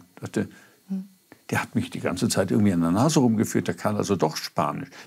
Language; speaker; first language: German; native; German